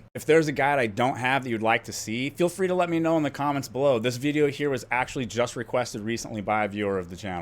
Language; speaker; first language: English; native; English